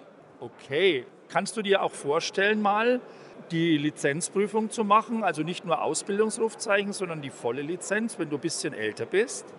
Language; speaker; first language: German; native; German